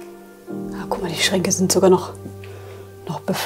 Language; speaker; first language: German; native; German